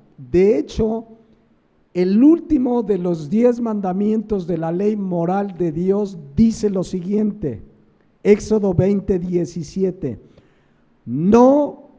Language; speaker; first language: Spanish; native; Spanish